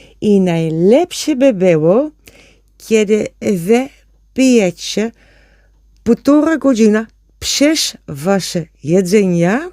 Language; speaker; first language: Polish; non-native, learner; Dutch